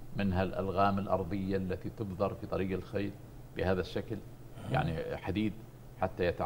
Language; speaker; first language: Arabic; native; Arabic